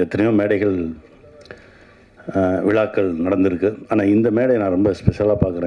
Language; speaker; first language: Tamil; native; Tamil